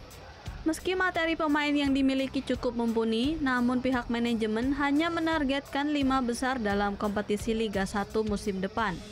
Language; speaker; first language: Indonesian; native; Indonesian